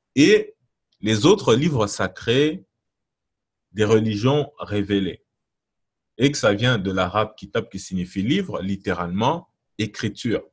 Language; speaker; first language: French; non-native, local second language; Lingala